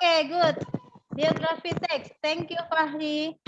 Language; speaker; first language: English; non-native, learner; Indonesian